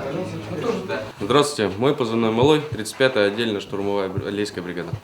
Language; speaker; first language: Russian; native; Russian